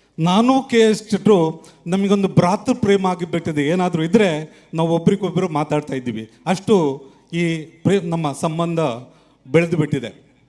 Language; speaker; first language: Kannada; non-native, local second language; Tulu